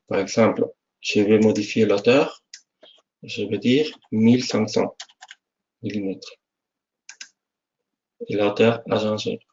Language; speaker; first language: French; non-native, fluent; Spanish